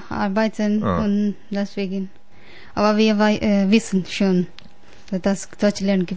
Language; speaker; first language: German; non-native, learner; Punjabi